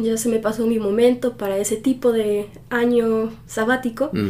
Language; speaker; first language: Spanish; early bilingual, heritage; Spanish